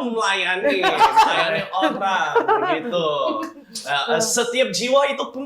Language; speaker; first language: Indonesian; non-native, fluent; English